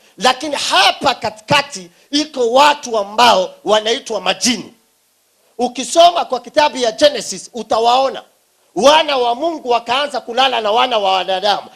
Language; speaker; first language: Swahili; non-native, local second language; Somali